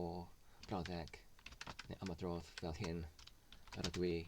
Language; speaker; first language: Welsh; non-native, learner; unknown